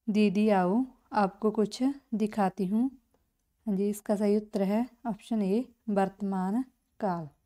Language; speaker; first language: Hindi; non-native, local second language; Punjabi